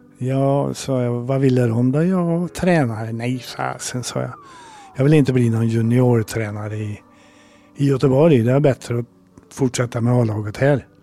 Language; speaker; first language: Swedish; native; Swedish